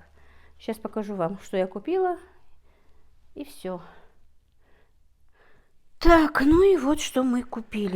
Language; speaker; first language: Russian; non-native, local second language; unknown